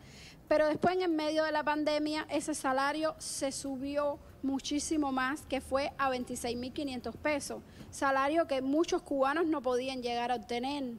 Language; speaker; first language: Spanish; native; Spanish